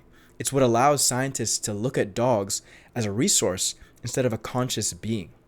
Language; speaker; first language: English; native; English